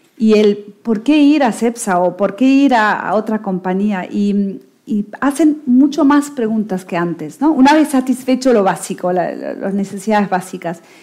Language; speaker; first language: Spanish; non-native, fluent; German